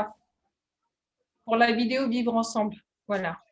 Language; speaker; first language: French; native; French